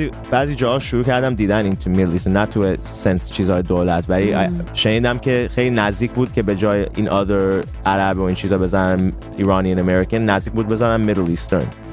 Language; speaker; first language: Persian; early bilingual, heritage; Persian